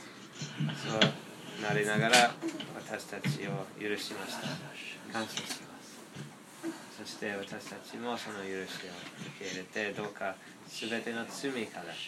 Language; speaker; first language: Japanese; non-native, fluent; English